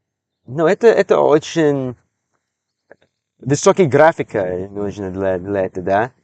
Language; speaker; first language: Russian; non-native, learner; English